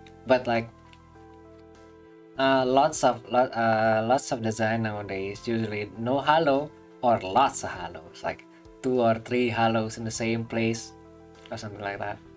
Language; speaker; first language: English; non-native, fluent; Indonesian